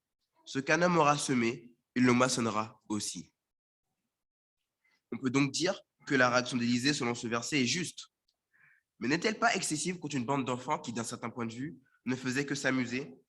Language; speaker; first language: French; native; French